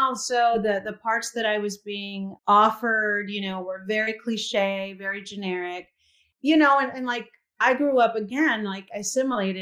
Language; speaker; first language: English; native; English